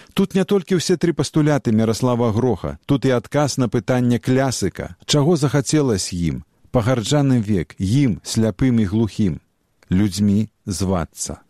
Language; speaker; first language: Belarusian; native; Belarusian